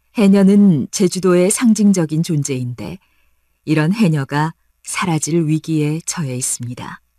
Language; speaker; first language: Korean; native; Korean